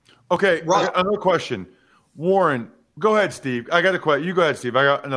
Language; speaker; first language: English; native; English